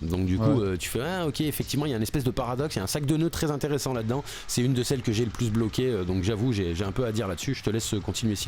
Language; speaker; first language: French; native; French